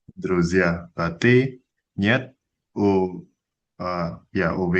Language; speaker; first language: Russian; non-native, learner; Indonesian